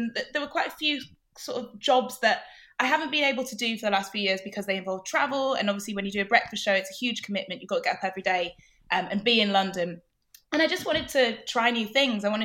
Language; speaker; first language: English; native; English